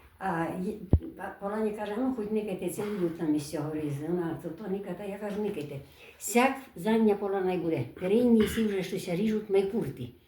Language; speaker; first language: Ukrainian; native; Ukrainian